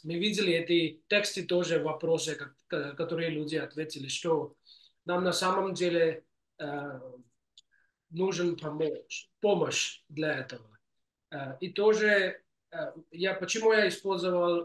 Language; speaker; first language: Russian; non-native, fluent; English